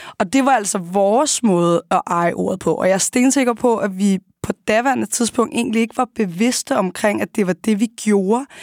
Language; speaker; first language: Danish; early bilingual, other home language; Arabic